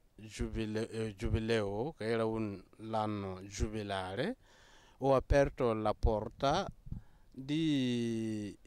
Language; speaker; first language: Italian; non-native, fluent; Mossi